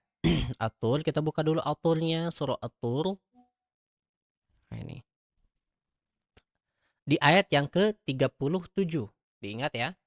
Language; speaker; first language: Indonesian; native; Indonesian